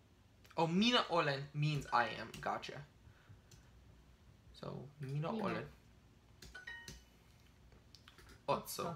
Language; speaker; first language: Finnish; non-native, learner; English